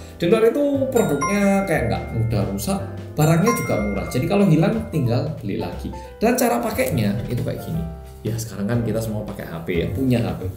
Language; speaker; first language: Indonesian; non-native, fluent; Korean